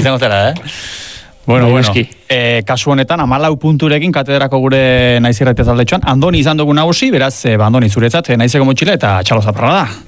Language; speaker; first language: Basque; native; Basque